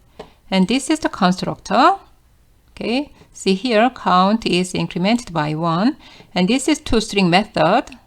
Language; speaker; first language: English; non-native, fluent; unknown